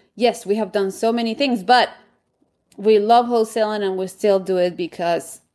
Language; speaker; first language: English; non-native, fluent; Spanish